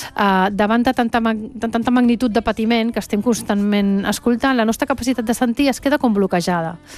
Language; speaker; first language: Catalan; early bilingual, heritage; Catalan